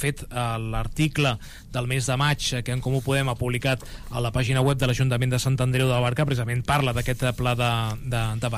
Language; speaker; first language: Catalan; native; Catalan